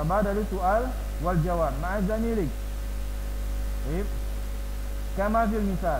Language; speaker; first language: Arabic; non-native, fluent; Indonesian